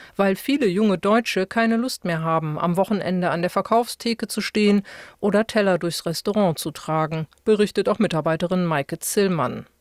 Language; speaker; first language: German; native; German